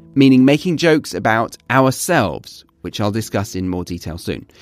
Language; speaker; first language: English; native; English